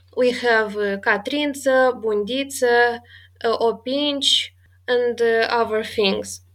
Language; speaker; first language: English; non-native, fluent; Romanian